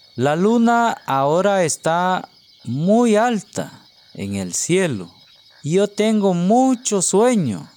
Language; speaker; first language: Spanish; native; Spanish